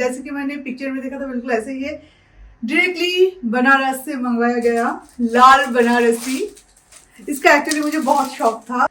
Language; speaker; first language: Hindi; non-native, local second language; Bangla